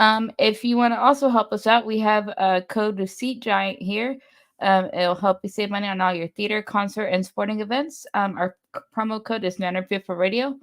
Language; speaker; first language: English; native; English